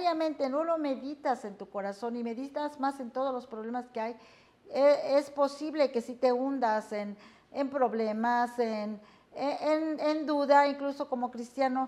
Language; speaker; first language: Spanish; native; Spanish